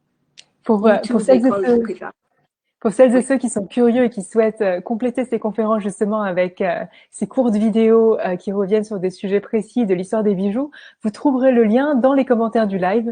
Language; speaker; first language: French; native; French